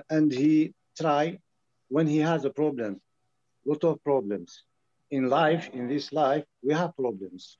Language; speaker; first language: English; non-native, learner; French